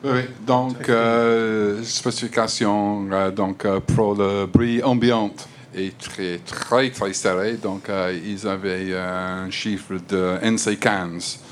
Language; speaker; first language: French; non-native, fluent; English